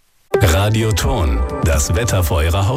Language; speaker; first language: German; native; German